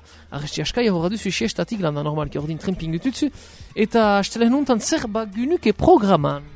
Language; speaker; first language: Basque; native; Basque